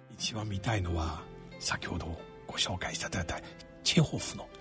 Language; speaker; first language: Japanese; non-native, fluent; Chinese